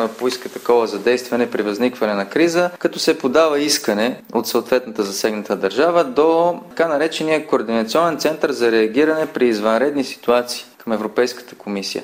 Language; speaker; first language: Bulgarian; native; Bulgarian